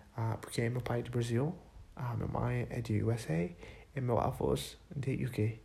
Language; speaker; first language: Portuguese; non-native, learner; English